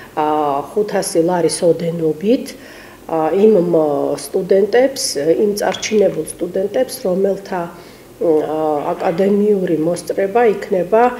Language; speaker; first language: Georgian; non-native, local second language; Armenian